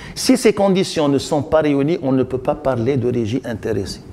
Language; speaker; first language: French; non-native, local second language; Arabic